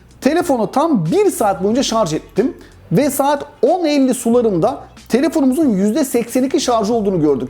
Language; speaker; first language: Turkish; native; Turkish